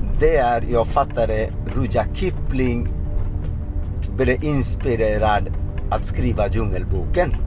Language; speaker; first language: Swedish; non-native, fluent; Odia